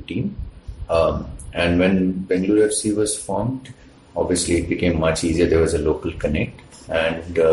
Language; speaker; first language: English; non-native, local second language; Malayalam